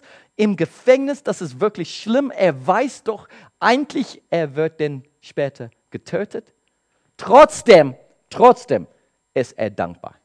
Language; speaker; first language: German; non-native, learner; English